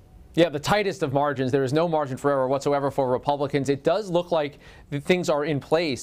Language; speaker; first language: English; native; English